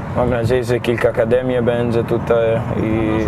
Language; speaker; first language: Polish; non-native, learner; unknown